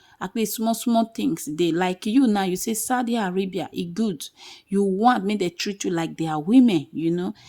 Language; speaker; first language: Nigerian Pidgin; native; Nigerian Pidgin